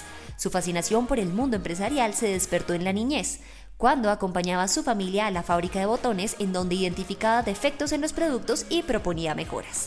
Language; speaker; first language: Spanish; native; Spanish